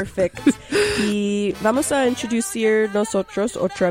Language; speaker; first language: Spanish; non-native, local second language; English